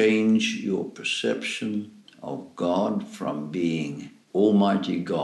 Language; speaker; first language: English; native; English